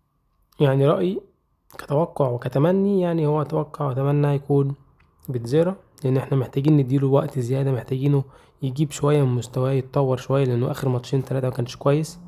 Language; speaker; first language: Arabic; native; Arabic